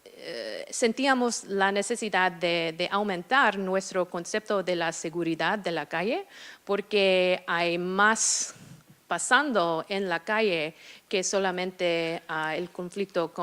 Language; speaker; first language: Spanish; non-native, fluent; English